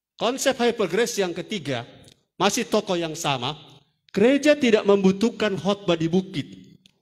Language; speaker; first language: Indonesian; native; Indonesian